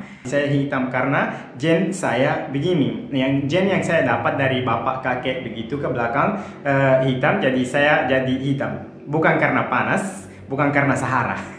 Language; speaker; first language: Indonesian; non-native, fluent; Arabic